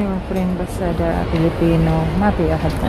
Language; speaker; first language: Arabic; non-native, learner; Filipino